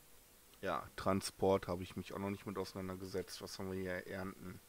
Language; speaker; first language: German; native; German